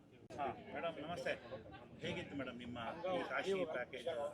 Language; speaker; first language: Kannada; native; Kannada